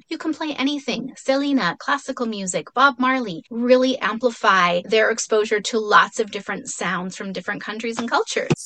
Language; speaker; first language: English; non-native, fluent; Spanish